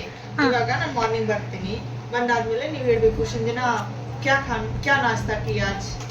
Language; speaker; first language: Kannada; non-native, fluent; Hindi